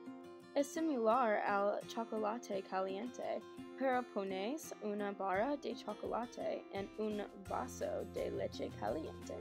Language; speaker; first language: Spanish; non-native, learner; English